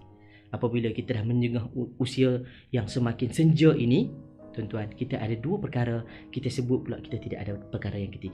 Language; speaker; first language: Malay; native; Malay